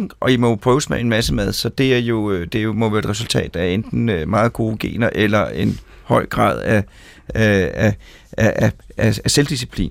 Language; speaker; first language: Danish; native; Danish